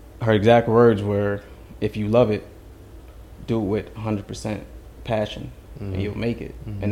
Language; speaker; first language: English; native; English